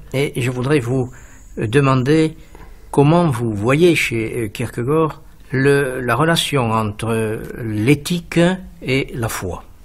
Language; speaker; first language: French; native; French